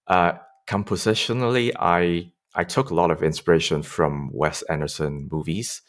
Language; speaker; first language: English; non-native, local second language; Cantonese